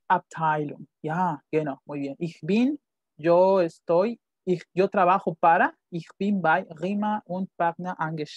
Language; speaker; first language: German; non-native, fluent; Spanish